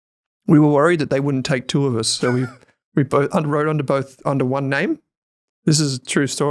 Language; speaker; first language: English; native; English